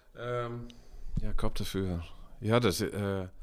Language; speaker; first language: German; non-native, learner; Dutch